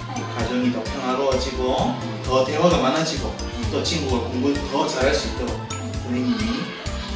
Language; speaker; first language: Korean; native; Korean